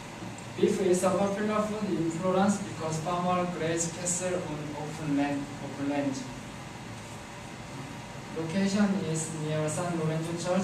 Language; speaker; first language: English; non-native, learner; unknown